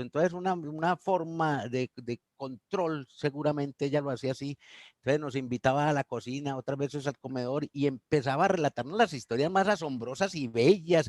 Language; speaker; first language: Spanish; native; Spanish